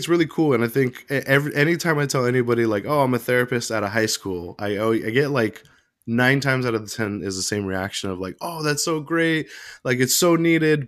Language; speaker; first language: English; native; English